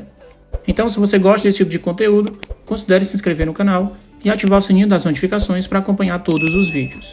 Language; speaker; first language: Portuguese; native; Portuguese